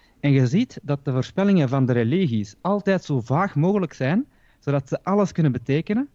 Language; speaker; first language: Dutch; early bilingual, other home language; Turkish